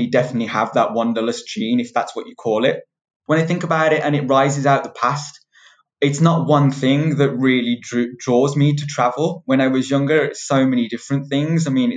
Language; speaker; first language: English; native; English